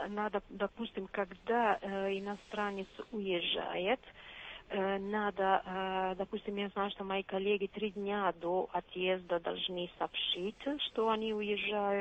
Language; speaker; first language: Russian; non-native, fluent; Italian